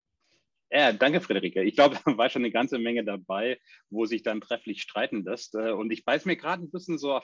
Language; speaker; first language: German; native; German